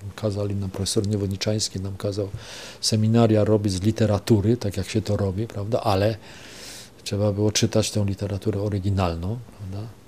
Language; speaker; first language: Polish; non-native, local second language; German